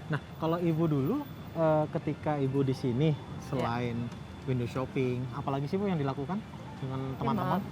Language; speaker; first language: Indonesian; native; Indonesian